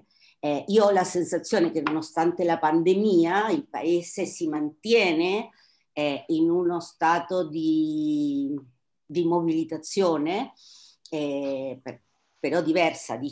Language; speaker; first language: Italian; non-native, fluent; Spanish